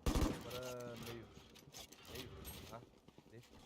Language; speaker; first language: Portuguese; native; Portuguese